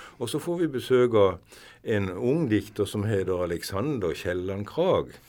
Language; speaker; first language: Norwegian; native; Norwegian